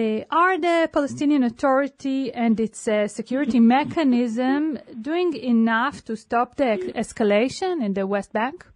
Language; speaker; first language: English; non-native, fluent; Hebrew